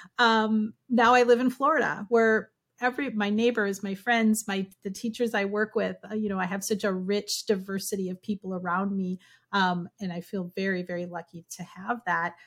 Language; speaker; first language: English; native; English